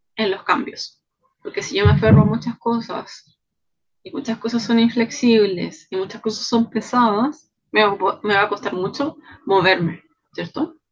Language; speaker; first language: Spanish; native; Spanish